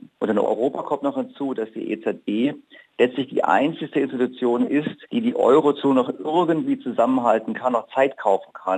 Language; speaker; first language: German; native; German